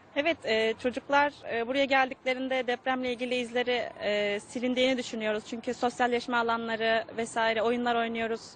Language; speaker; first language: Turkish; native; Turkish